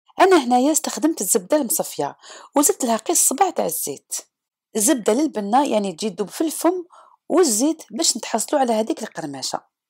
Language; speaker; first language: Arabic; native; Arabic